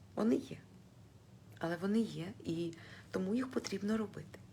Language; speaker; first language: Ukrainian; non-native, local second language; Russian